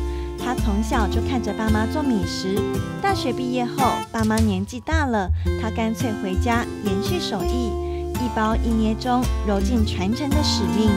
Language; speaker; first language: Chinese; native; Chinese